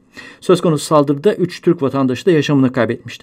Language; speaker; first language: Turkish; native; Turkish